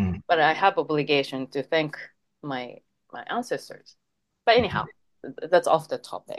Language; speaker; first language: English; non-native, fluent; Japanese